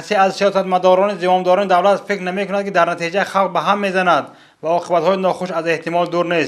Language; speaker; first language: Persian; native; Persian